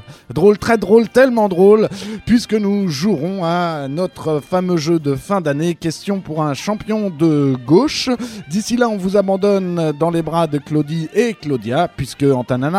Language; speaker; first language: French; native; French